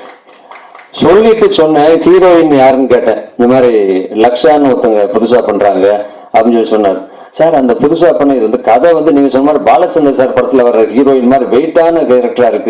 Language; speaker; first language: Tamil; native; Tamil